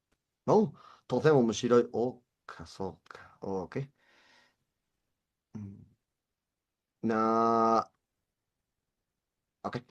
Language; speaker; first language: Japanese; non-native, learner; Spanish